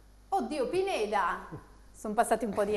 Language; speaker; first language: Italian; native; Italian